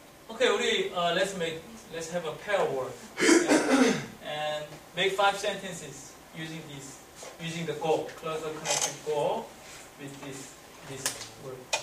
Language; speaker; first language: English; non-native, fluent; Korean